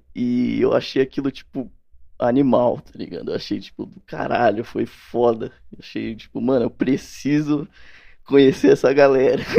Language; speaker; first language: Portuguese; native; Portuguese